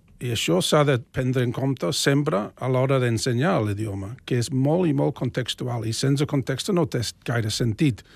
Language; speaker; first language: Catalan; non-native, fluent; English